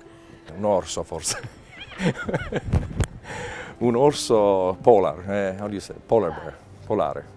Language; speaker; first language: Italian; non-native, learner; English